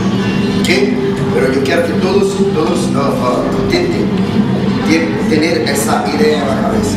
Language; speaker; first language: Spanish; non-native, learner; Portuguese